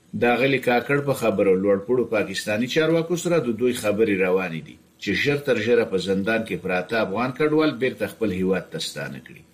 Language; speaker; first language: Pashto; native; Pashto